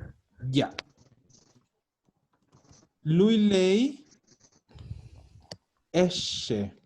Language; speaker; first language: Italian; non-native, fluent; Spanish